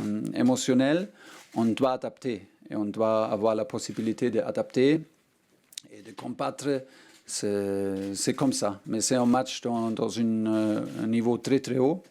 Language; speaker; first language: French; non-native, learner; German